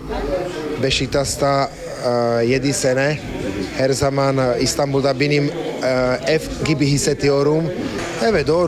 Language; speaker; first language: Turkish; non-native, fluent; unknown